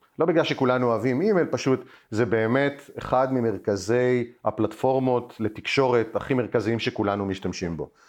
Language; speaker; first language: Hebrew; native; Hebrew